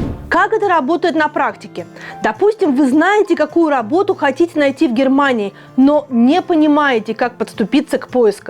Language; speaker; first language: Russian; native; Russian